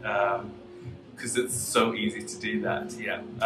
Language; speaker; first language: English; native; English